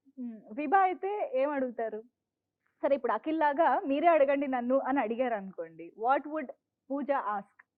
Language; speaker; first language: Telugu; native; Telugu